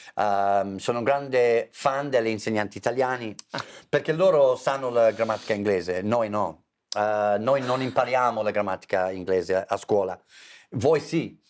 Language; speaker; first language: Italian; non-native, fluent; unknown